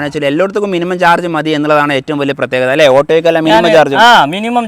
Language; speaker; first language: Malayalam; native; Malayalam